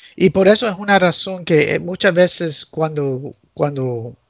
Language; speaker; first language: Spanish; early bilingual, heritage; Spanish